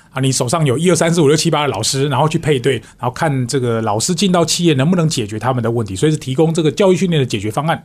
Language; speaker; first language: Chinese; native; Chinese